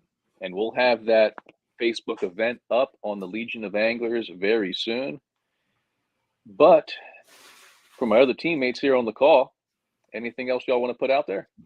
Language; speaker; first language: English; native; English